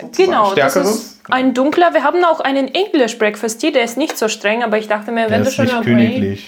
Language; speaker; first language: German; non-native, fluent; Russian